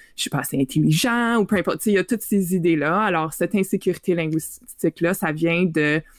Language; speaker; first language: French; native; French